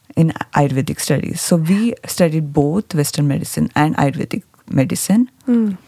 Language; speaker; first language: English; non-native, local second language; Marathi